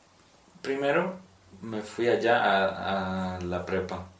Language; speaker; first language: Spanish; non-native, fluent; Polish